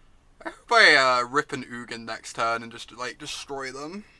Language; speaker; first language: English; native; English